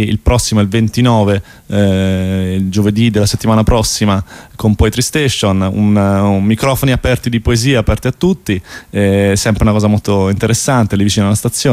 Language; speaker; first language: Italian; native; Italian